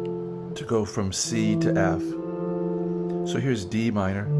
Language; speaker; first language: English; native; English